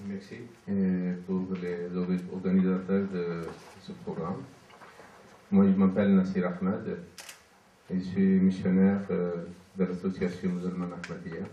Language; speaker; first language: French; non-native, fluent; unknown